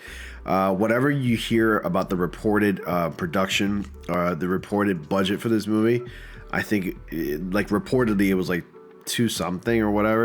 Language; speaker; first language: English; native; English